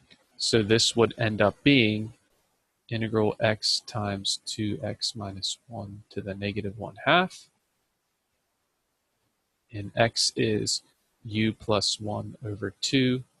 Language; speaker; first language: English; native; English